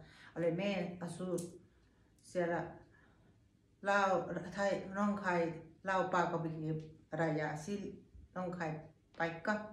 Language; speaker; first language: Finnish; non-native, learner; Thai